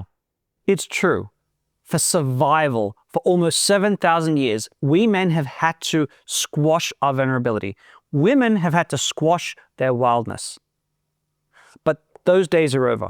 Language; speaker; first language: English; native; English